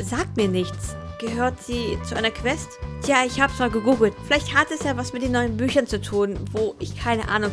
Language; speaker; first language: German; native; German